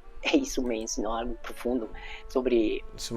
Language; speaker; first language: Portuguese; non-native, fluent; Hungarian